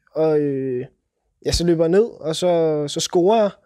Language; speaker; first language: Danish; native; Danish